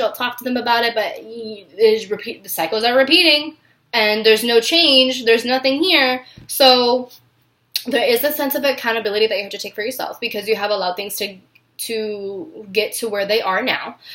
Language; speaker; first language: English; native; English